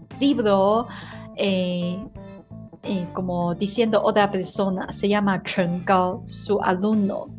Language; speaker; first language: Spanish; non-native, learner; Chinese